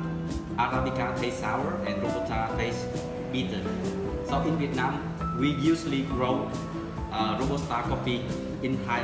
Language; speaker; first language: English; non-native, learner; Vietnamese